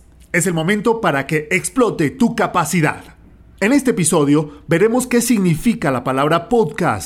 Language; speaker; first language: Spanish; native; Spanish